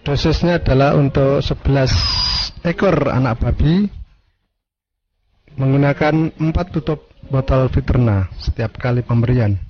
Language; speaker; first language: Indonesian; native; Indonesian